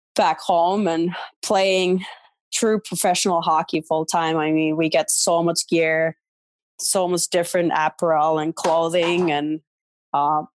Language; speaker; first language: English; non-native, fluent; Finnish